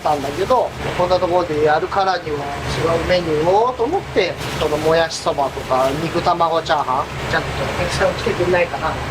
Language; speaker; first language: Japanese; native; Japanese